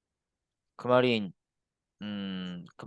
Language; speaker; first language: Indonesian; non-native, learner; Japanese